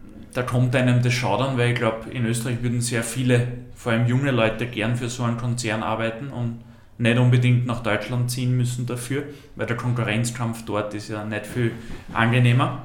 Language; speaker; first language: German; native; German